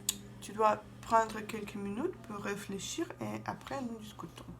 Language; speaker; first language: French; non-native, fluent; Russian